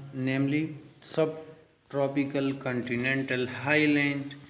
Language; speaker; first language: English; non-native, local second language; Urdu